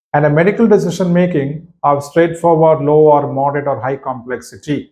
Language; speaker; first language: English; non-native, local second language; Tamil